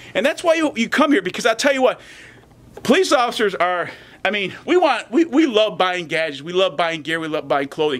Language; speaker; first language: English; native; English